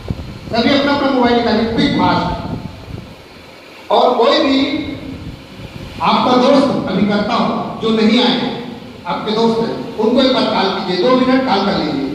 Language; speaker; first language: Hindi; native; Hindi